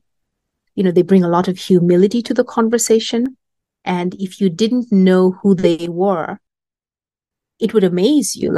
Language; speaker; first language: English; non-native, local second language; Bangla